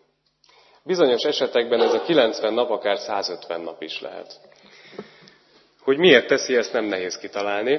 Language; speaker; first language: Hungarian; native; Hungarian